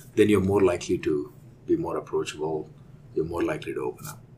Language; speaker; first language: English; non-native, local second language; Telugu